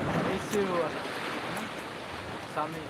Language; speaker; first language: Arabic; non-native, learner; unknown